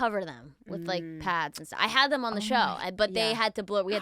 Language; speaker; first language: English; native; English